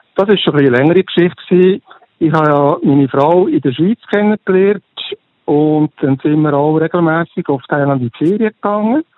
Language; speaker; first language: German; native; German